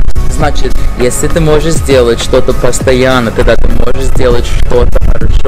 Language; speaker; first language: Russian; non-native, fluent; English